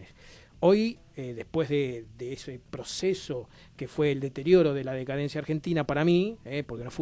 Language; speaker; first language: Spanish; native; Spanish